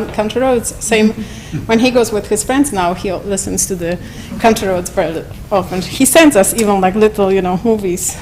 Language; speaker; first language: English; non-native, fluent; Polish